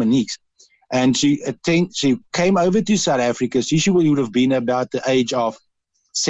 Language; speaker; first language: English; non-native, local second language; Dutch